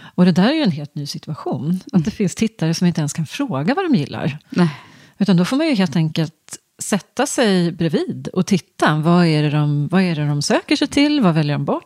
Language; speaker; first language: Swedish; native; Swedish